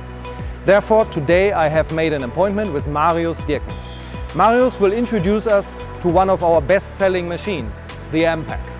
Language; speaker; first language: English; non-native, fluent; German